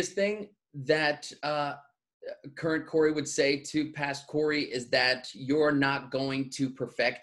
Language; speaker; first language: English; native; English